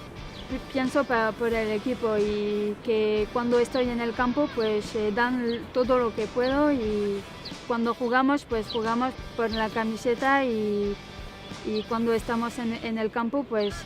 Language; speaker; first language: Spanish; non-native, fluent; French